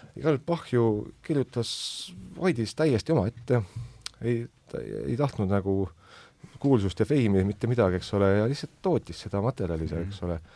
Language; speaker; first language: Estonian; native; Estonian